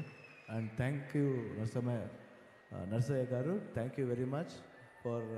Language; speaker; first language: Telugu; non-native, learner; Kannada